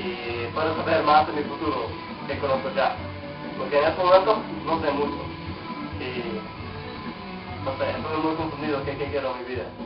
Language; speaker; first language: Spanish; non-native, learner; English